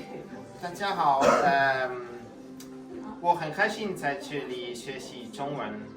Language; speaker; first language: Chinese; non-native, learner; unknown